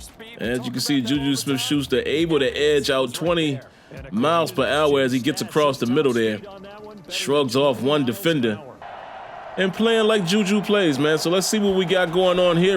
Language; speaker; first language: English; native; English